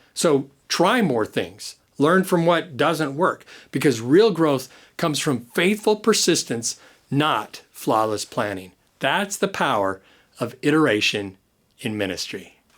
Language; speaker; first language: English; native; English